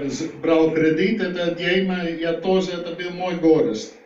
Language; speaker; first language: Russian; non-native, learner; Dutch